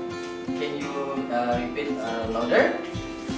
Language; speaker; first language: English; non-native, learner; Indonesian